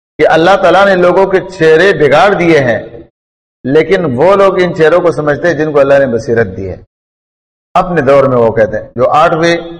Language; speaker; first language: Urdu; non-native, local second language; Pashto